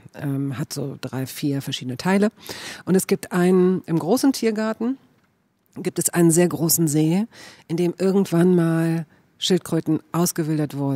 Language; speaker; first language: German; native; German